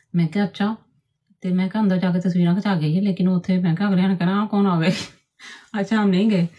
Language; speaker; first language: Urdu; non-native, local second language; Punjabi